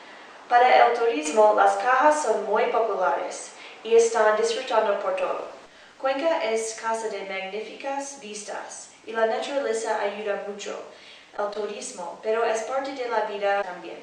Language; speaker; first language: Spanish; non-native, learner; English